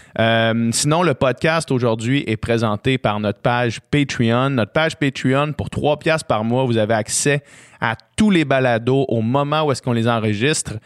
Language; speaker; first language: French; native; French